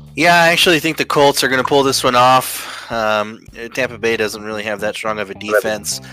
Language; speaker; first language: English; native; English